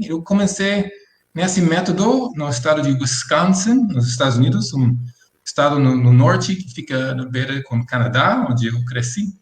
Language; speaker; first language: Portuguese; non-native, fluent; English